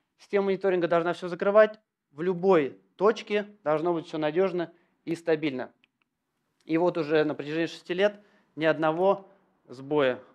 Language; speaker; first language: Russian; native; Russian